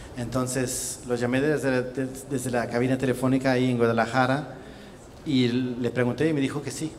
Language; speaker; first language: Spanish; non-native, fluent; German